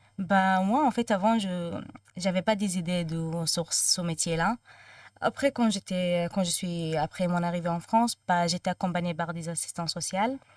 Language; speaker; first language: French; non-native, fluent; Arabic